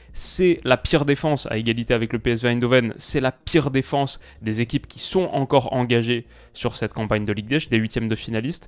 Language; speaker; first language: French; native; French